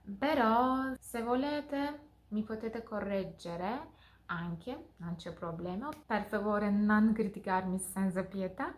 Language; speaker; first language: Italian; non-native, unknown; Turkish